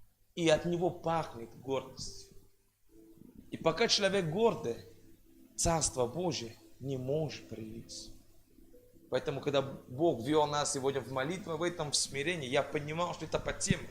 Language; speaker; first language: Russian; non-native, fluent; French